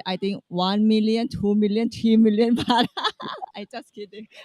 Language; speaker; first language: English; non-native, learner; Thai